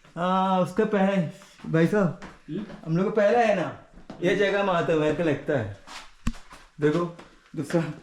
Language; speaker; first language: Hindi; non-native, local second language; Malayalam